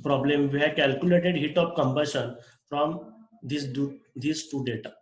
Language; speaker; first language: English; non-native, local second language; Marathi